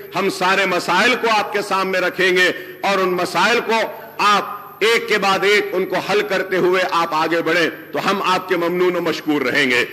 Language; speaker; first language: Urdu; native; Urdu